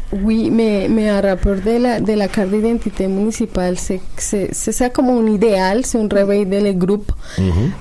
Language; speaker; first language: French; non-native, learner; Spanish